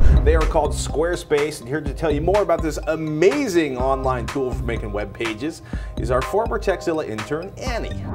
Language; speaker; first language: English; native; English